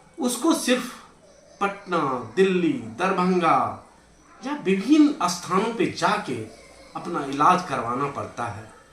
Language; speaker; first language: Hindi; native; Hindi